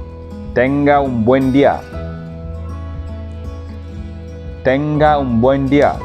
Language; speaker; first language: Spanish; non-native, fluent; Wolof